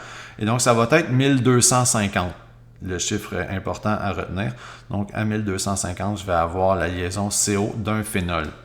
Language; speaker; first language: French; native; French